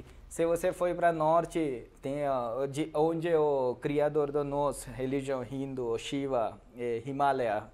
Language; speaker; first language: Portuguese; non-native, learner; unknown